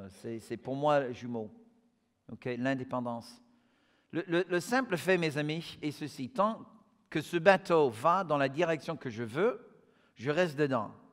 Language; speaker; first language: French; non-native, fluent; English